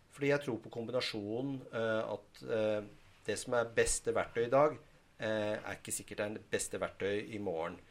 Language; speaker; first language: Norwegian; native; Norwegian